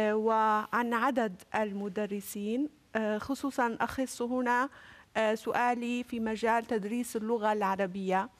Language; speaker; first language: Arabic; native; Arabic